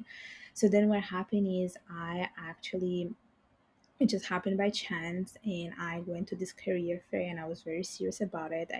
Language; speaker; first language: English; non-native, fluent; Bangla